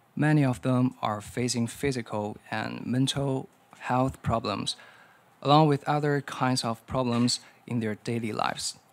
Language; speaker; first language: English; non-native, learner; Chinese